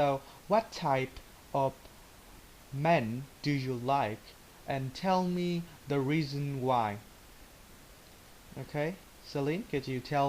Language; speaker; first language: English; non-native, learner; Vietnamese